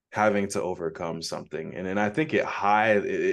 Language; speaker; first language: English; native; English